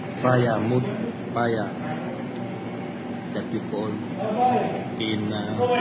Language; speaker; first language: English; non-native, learner; Filipino